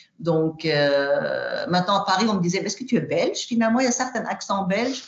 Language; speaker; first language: French; non-native, fluent; Swedish